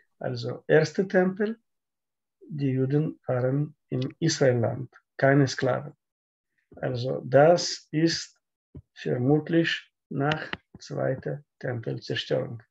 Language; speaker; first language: German; non-native, learner; Russian